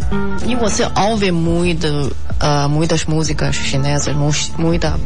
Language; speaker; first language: Portuguese; non-native, fluent; Chinese